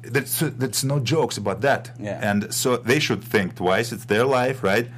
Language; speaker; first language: English; non-native, fluent; Russian